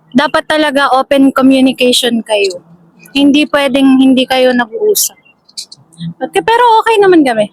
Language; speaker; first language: Filipino; non-native, local second language; Bikol